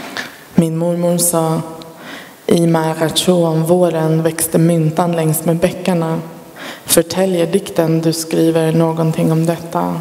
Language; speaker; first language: Swedish; early bilingual, other home language; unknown